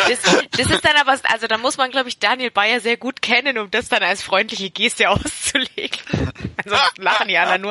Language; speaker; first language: German; native; German